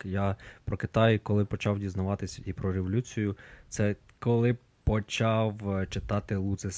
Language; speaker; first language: Ukrainian; native; Ukrainian